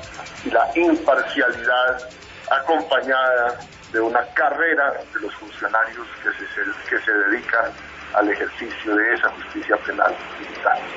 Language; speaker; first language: Spanish; native; Spanish